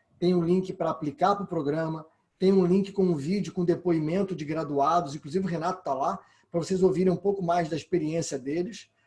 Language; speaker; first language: Portuguese; native; Portuguese